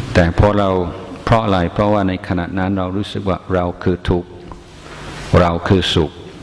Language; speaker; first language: Thai; non-native, fluent; English